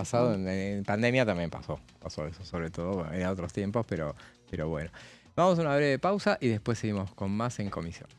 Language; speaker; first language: Spanish; native; Spanish